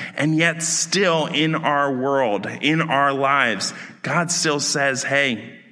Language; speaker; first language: English; native; English